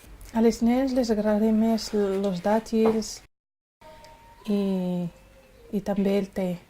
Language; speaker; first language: Catalan; non-native, fluent; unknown